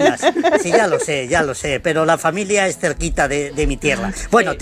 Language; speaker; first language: Spanish; native; Spanish